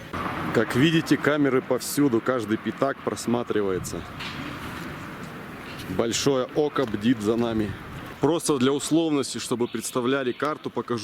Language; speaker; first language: Russian; native; Russian